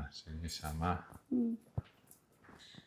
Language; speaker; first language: Indonesian; non-native, learner; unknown